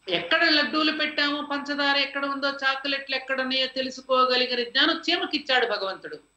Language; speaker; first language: Telugu; native; Telugu